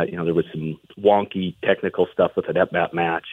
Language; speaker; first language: English; native; English